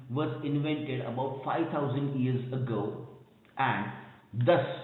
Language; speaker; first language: English; non-native, local second language; Marathi